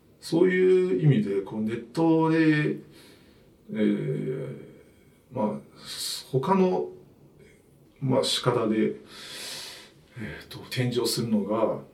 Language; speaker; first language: Japanese; non-native, fluent; Chinese